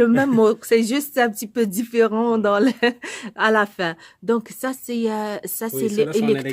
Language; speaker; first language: French; non-native, local second language; Arabic